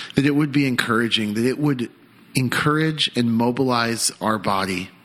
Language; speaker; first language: English; native; English